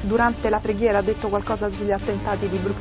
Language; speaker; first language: Italian; native; Italian